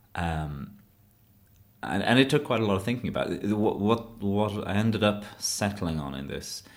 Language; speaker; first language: English; native; English